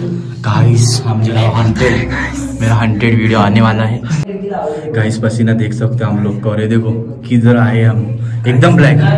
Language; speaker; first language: Hindi; non-native, local second language; Marathi